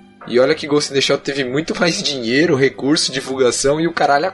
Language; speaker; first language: Portuguese; native; Portuguese